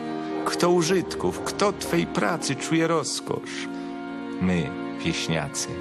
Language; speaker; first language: Polish; native; Polish